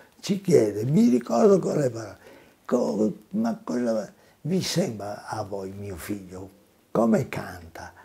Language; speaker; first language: Italian; native; Italian